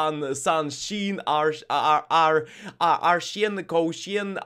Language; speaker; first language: Chinese; non-native, learner; Russian